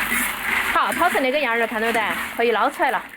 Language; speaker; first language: Chinese; native; Chinese